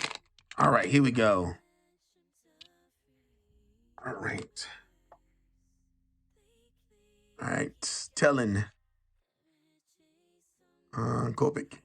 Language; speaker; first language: English; native; English